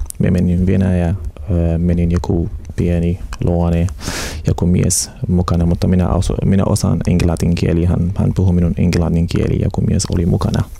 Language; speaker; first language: Finnish; non-native, learner; Arabic